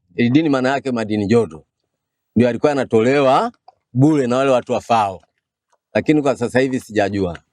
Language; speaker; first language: Swahili; non-native, local second language; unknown